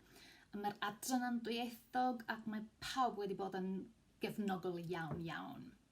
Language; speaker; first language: Welsh; non-native, fluent; Greek